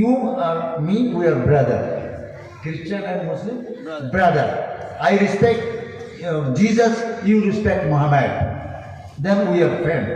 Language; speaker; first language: English; non-native, local second language; Bangla